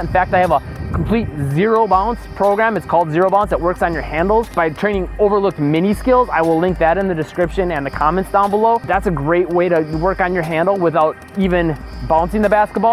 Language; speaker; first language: English; native; English